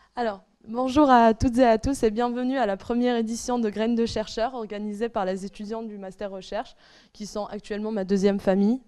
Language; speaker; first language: French; non-native, local second language; Arabic